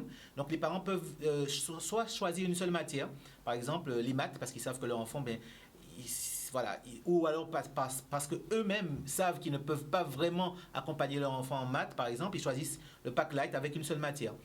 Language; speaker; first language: French; native; French